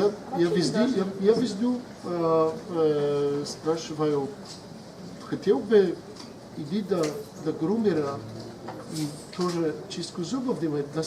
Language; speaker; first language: Russian; non-native, learner; Polish